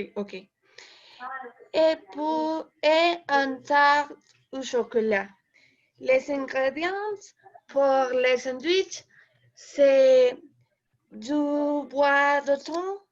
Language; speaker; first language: French; non-native, learner; Spanish